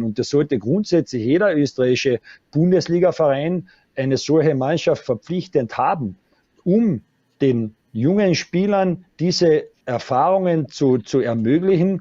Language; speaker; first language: German; native; German